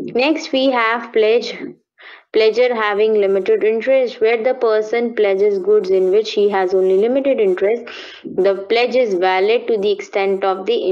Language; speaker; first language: English; non-native, local second language; Hindi